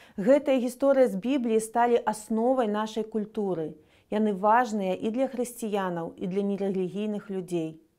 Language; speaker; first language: Belarusian; non-native, local second language; Russian